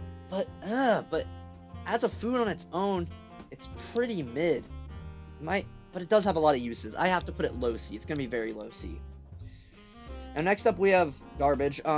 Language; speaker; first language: English; native; English